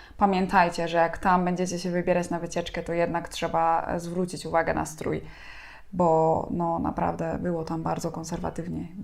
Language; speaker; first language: Polish; native; Polish